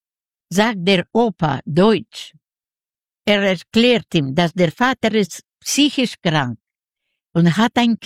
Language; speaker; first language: German; non-native, learner; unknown